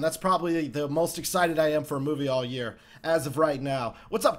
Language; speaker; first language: English; native; English